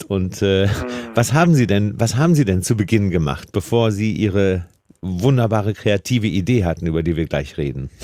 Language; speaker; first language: German; native; German